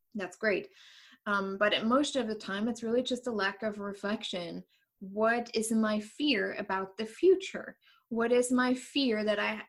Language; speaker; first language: English; non-native, fluent; German